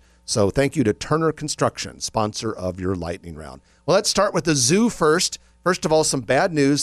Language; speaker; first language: English; native; English